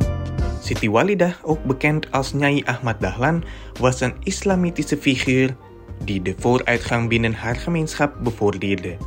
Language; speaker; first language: Dutch; non-native, fluent; Indonesian